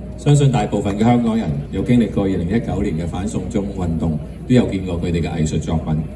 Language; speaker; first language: Chinese; non-native, local second language; Cantonese